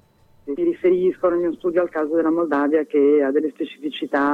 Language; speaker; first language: Italian; native; Italian